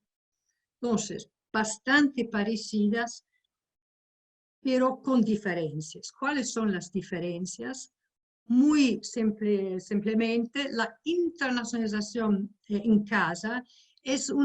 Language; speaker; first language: Spanish; non-native, fluent; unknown